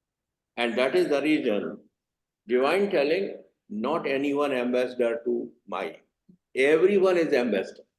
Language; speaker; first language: English; non-native, learner; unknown